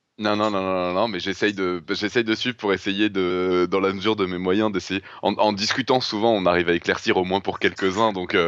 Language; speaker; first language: French; native; French